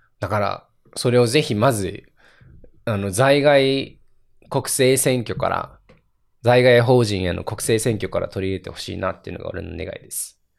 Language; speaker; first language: Japanese; native; Japanese